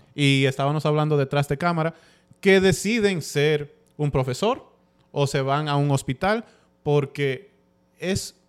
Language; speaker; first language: Spanish; early bilingual, heritage; Spanish